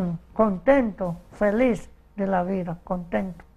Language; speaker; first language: Spanish; early bilingual, heritage; Spanish